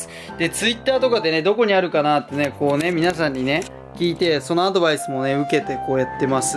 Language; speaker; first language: Japanese; native; Japanese